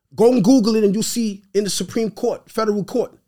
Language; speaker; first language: English; early bilingual, other home language; Haitian Creole